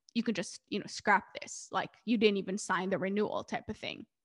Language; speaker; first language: English; early bilingual, other home language; Hebrew